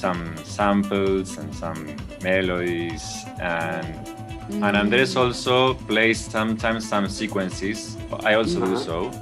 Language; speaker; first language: English; non-native, fluent; Spanish